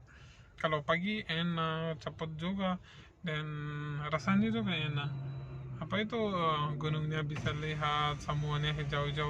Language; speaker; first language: Indonesian; non-native, learner; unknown